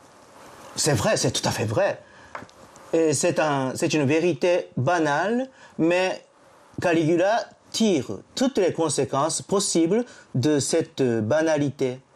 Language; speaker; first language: French; non-native, fluent; Japanese